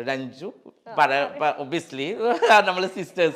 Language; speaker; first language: Malayalam; non-native, local second language; Assamese